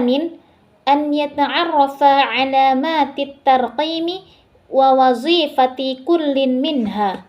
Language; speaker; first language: Arabic; non-native, learner; Indonesian